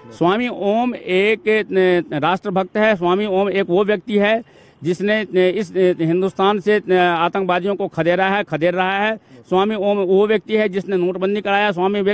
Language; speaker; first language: Hindi; native; Hindi